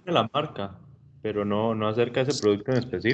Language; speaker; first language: Spanish; native; Spanish